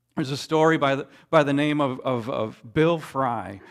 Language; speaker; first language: English; native; English